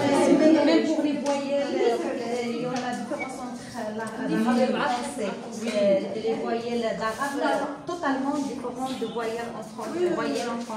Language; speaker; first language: French; non-native, local second language; Arabic